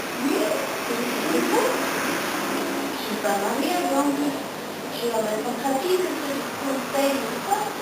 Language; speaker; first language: French; non-native, learner; Spanish